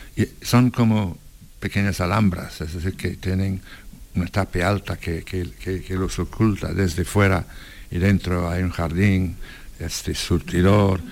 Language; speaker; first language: Spanish; non-native, fluent; English